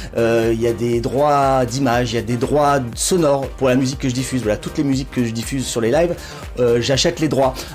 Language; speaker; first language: French; native; French